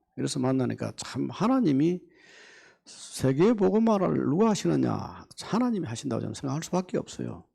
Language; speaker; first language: Korean; native; Korean